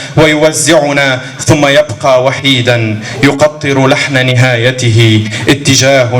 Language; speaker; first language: Arabic; native; Arabic